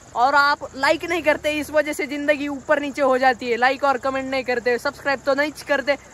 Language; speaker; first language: Hindi; non-native, local second language; Marathi